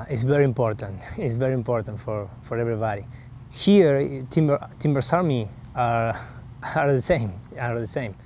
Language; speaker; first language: English; non-native, learner; Spanish